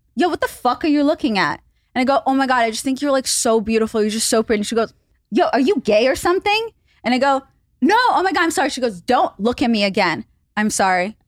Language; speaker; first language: English; non-native, fluent; Hebrew